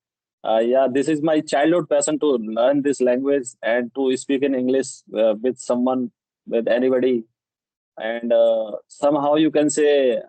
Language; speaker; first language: English; non-native, local second language; Hindi